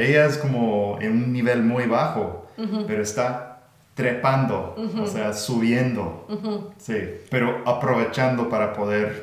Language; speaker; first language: Spanish; non-native, fluent; English